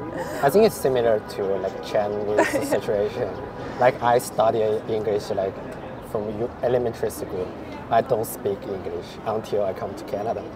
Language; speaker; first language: English; non-native, fluent; Chinese